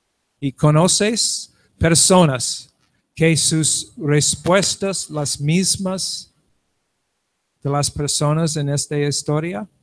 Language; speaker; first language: Spanish; non-native, learner; English